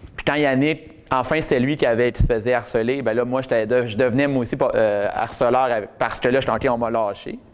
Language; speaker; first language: French; native; French